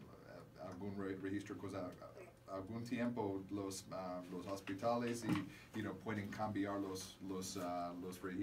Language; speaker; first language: Spanish; non-native, learner; English